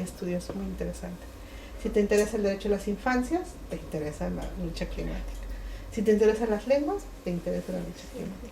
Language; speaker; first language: Spanish; non-native, local second language; Mixtepec Mixtec